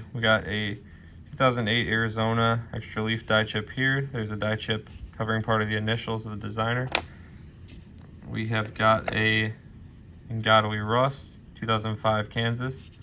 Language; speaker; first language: English; native; English